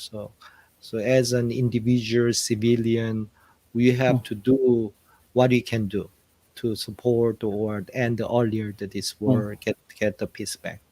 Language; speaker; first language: English; non-native, fluent; Korean